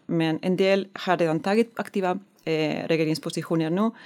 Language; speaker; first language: Swedish; non-native, learner; Spanish